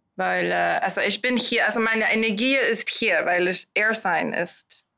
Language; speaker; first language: German; non-native, learner; Swedish